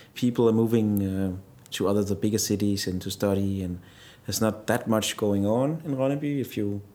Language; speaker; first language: English; non-native, fluent; Danish